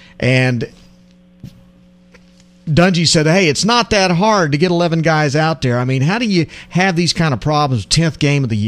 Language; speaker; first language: English; native; English